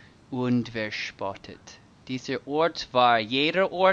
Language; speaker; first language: German; non-native, learner; English